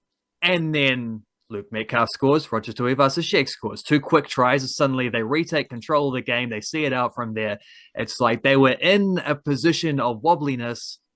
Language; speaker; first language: English; native; English